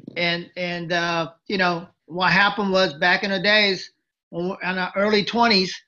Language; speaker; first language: English; early bilingual, other home language; Japanese